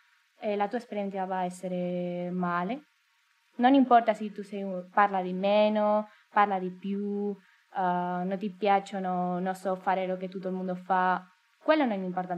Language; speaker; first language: Italian; non-native, learner; Spanish